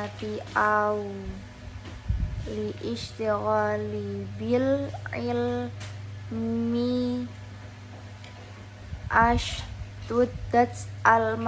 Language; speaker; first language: Arabic; non-native, learner; Indonesian